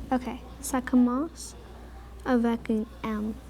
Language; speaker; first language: French; non-native, local second language; English